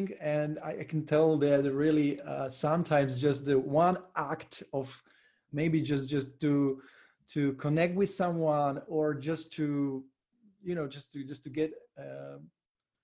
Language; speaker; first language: English; non-native, fluent; Slovak